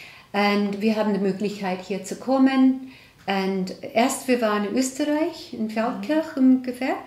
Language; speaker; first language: German; non-native, learner; English